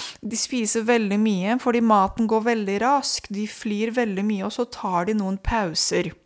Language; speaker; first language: Norwegian; non-native, fluent; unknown